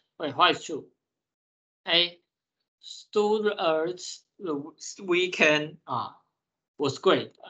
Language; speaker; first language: English; non-native, fluent; Chinese